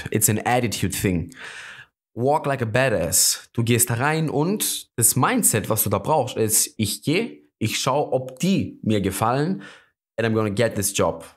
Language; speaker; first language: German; non-native, fluent; Greek